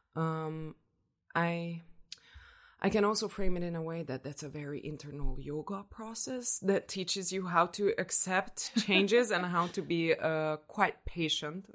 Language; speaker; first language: English; non-native, fluent; Hungarian